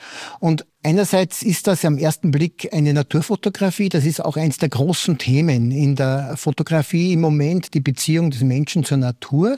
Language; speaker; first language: German; native; German